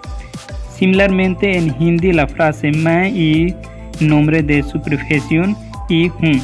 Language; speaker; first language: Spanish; non-native, learner; Hindi